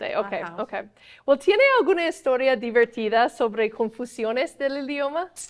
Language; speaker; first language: Spanish; non-native, fluent; English